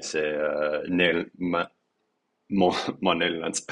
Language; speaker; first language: French; non-native, learner; English